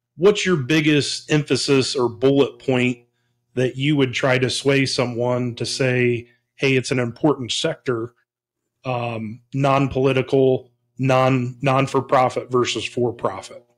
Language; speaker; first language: English; native; English